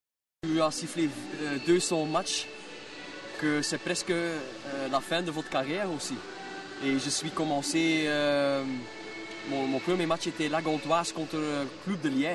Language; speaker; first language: French; non-native, local second language; Dutch